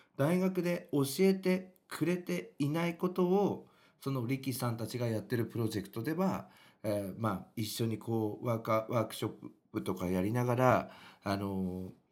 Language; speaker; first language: Japanese; native; Japanese